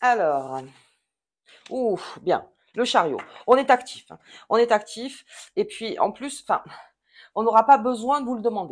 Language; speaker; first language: French; native; French